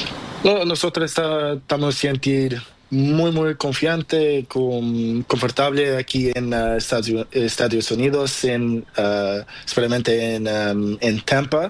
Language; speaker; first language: Spanish; non-native, learner; Portuguese